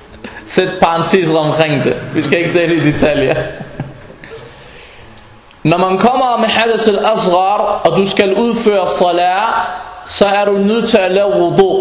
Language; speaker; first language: Danish; non-native, fluent; Arabic